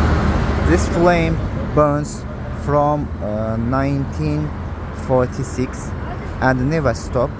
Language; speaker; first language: English; non-native, learner; Azerbaijani